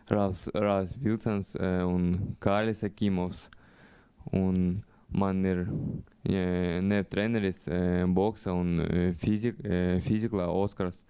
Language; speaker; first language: Latvian; non-native, learner; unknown